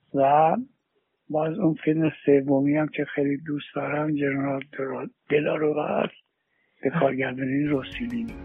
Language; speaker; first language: Persian; native; Persian